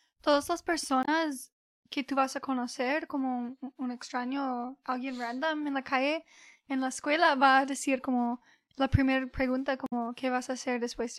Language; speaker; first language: Spanish; early bilingual, heritage; English